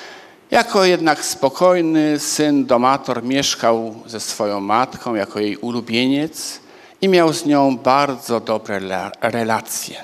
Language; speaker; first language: Polish; native; Polish